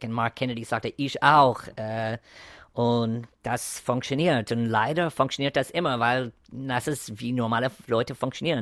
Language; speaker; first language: German; non-native, fluent; English